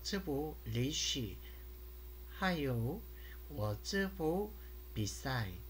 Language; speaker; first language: Chinese; non-native, learner; Korean